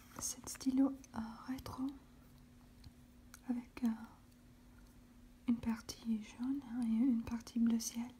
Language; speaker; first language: French; non-native, fluent; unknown